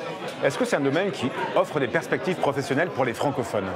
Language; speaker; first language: French; native; French